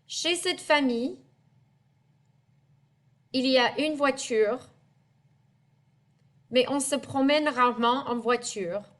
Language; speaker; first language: French; non-native, fluent; English